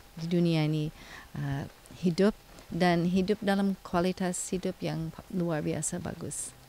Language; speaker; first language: Indonesian; non-native, fluent; English